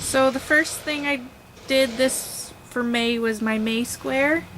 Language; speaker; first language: English; native; English